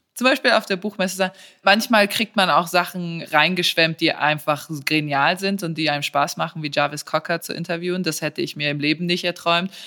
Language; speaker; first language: German; early bilingual, other home language; Serbian